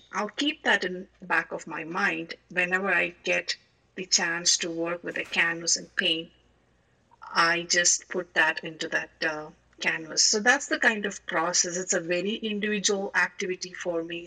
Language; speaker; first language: English; non-native, local second language; Malayalam